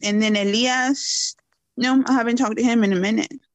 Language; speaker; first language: English; early bilingual, other home language; Spanish